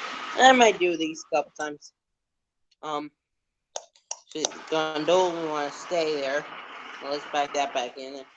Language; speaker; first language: English; native; English